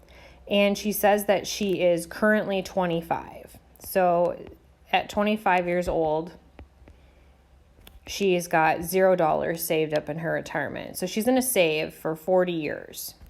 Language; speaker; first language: English; native; English